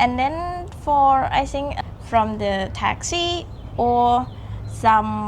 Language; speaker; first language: English; non-native, learner; Thai